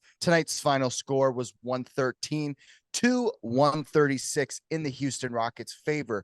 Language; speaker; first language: English; native; English